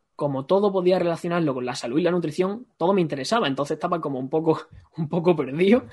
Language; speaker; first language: Spanish; native; Spanish